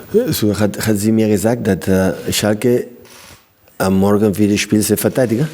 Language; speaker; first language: German; non-native, learner; Catalan